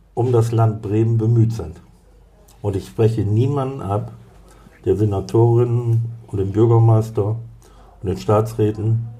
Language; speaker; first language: German; native; German